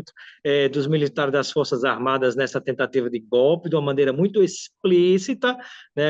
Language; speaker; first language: Portuguese; native; Portuguese